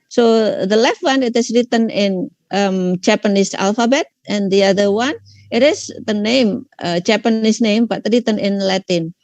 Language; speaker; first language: English; non-native, fluent; Indonesian